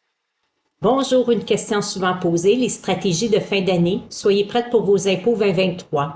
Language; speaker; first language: French; native; French